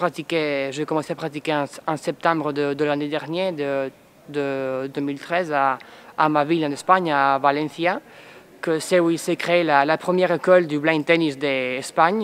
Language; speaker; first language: French; non-native, fluent; Spanish